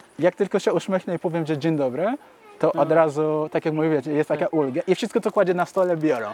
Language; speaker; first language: Polish; non-native, fluent; Yoruba